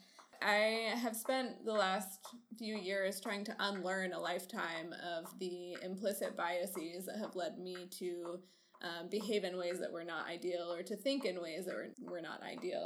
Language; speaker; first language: English; native; English